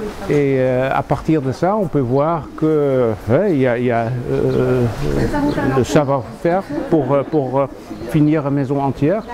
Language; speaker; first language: French; non-native, fluent; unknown